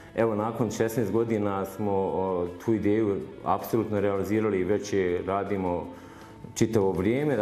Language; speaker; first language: Bosnian; native; Bosnian